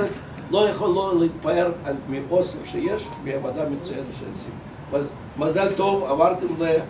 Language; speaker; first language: Hebrew; non-native, fluent; Russian